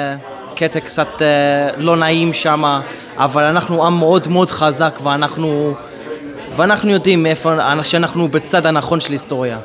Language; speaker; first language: Hebrew; non-native, fluent; English